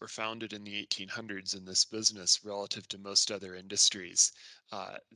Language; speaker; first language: English; native; English